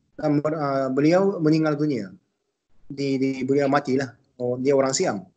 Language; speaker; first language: Malay; non-native, fluent; Japanese